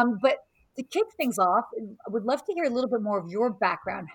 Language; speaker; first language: English; native; English